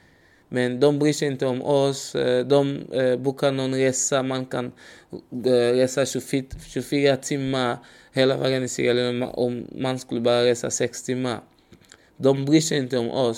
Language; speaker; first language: Swedish; non-native, learner; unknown